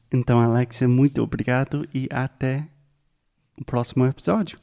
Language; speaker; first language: Portuguese; non-native, fluent; English